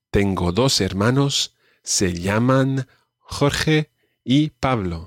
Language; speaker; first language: Spanish; non-native, fluent; English